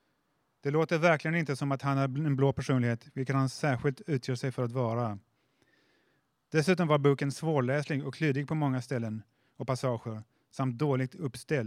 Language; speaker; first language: Swedish; native; Swedish